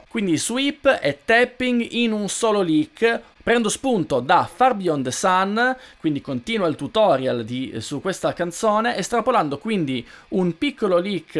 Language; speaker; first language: Italian; native; Italian